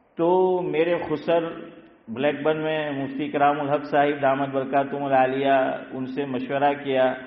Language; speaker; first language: Urdu; non-native, local second language; Gujarati